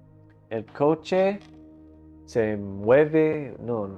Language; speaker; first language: Spanish; non-native, learner; English